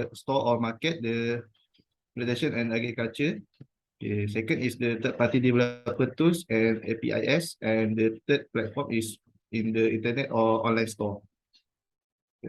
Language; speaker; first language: English; non-native, fluent; Malay